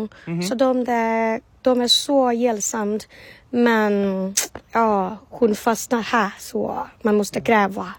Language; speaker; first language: Swedish; non-native, learner; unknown